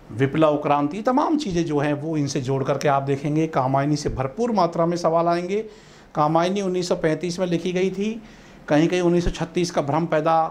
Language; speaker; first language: Hindi; native; Hindi